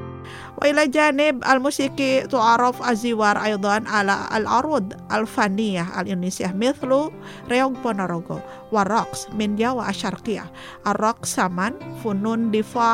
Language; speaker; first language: Arabic; non-native, fluent; Indonesian